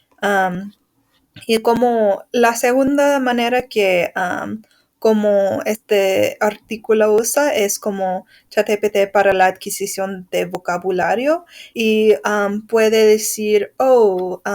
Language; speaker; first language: Spanish; non-native, fluent; English